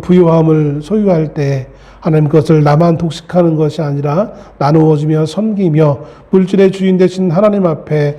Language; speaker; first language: Korean; native; Korean